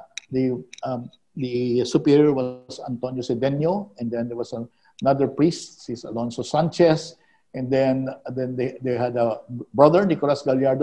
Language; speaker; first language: English; non-native, local second language; Filipino